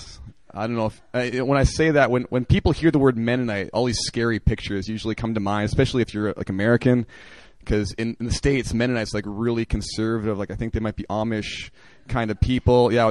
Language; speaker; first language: English; native; English